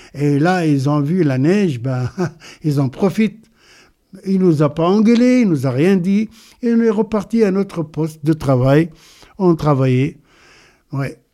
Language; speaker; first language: French; non-native, local second language; Arabic